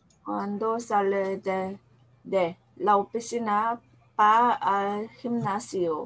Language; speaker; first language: Spanish; non-native, learner; Korean